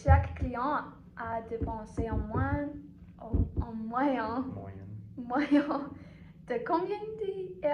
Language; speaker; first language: French; non-native, fluent; English